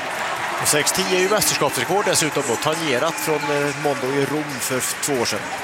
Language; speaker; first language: Swedish; native; Swedish